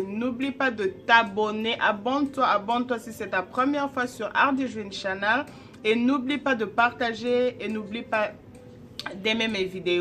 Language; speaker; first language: French; non-native, local second language; Lingala